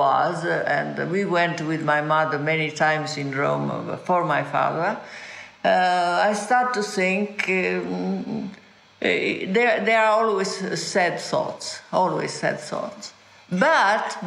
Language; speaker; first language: English; non-native, fluent; Italian